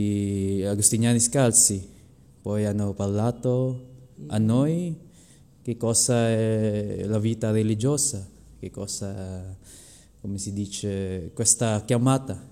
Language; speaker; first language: Italian; non-native, fluent; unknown